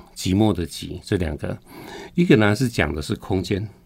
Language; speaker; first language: Chinese; native; Chinese